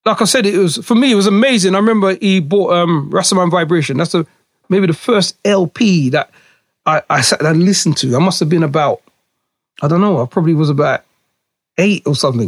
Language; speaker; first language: English; native; English